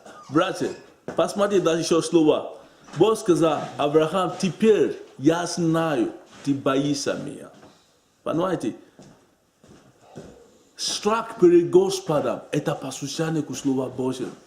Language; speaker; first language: Russian; non-native, learner; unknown